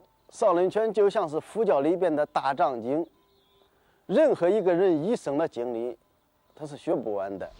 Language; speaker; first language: Chinese; native; Chinese